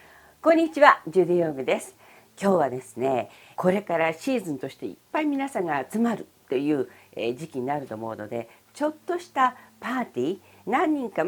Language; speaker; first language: Japanese; early bilingual, other home language; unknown